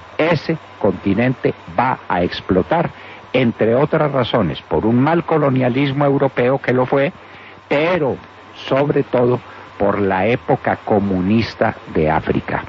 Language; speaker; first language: Spanish; native; Spanish